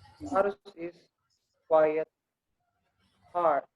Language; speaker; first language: English; non-native, learner; Indonesian